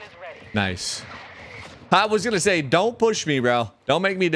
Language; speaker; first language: English; native; English